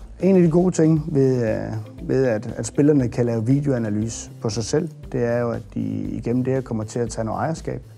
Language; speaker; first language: Danish; native; Danish